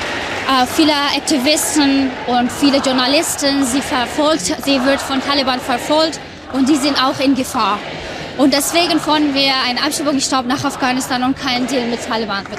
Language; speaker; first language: German; non-native, fluent; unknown